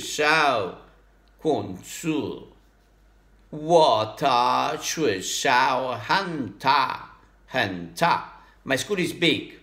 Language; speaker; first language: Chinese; non-native, learner; Italian